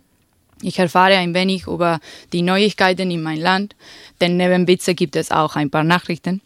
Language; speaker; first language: German; non-native, fluent; Spanish